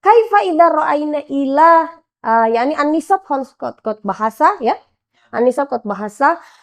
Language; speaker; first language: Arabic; non-native, fluent; Indonesian